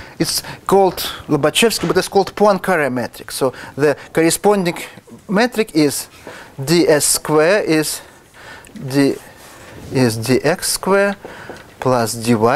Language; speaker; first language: English; non-native, fluent; Russian